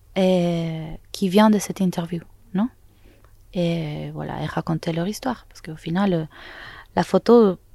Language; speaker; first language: French; non-native, fluent; Spanish